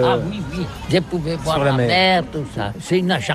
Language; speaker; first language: French; non-native, learner; Catalan